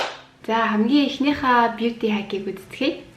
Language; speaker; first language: Mongolian; native; Mongolian